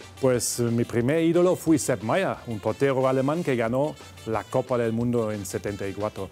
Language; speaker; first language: Spanish; non-native, fluent; German